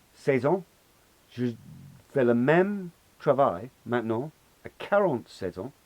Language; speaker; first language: French; non-native, learner; English